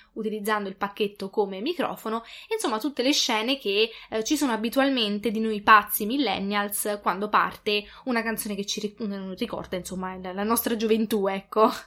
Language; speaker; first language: Italian; native; Italian